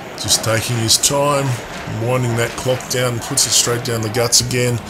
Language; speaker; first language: English; native; English